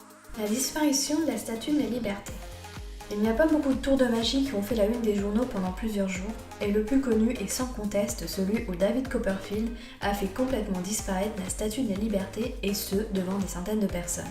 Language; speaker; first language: French; native; French